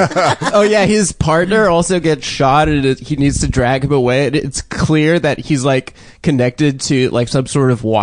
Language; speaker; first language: English; native; English